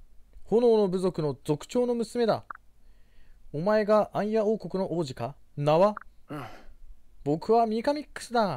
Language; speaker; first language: Japanese; native; Japanese